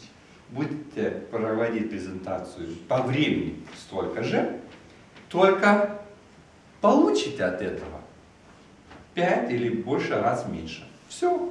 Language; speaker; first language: Russian; non-native, fluent; Lithuanian